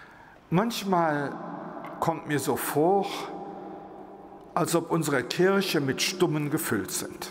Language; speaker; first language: German; non-native, local second language; Luxembourgish